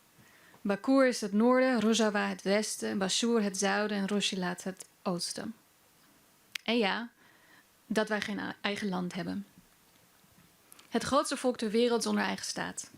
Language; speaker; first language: Dutch; early bilingual, other home language; Kurdish